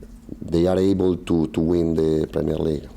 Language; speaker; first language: English; non-native, learner; Italian